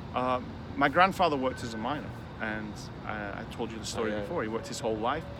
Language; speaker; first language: English; native; English